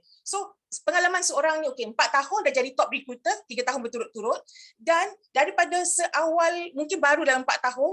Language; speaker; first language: Malay; native; Malay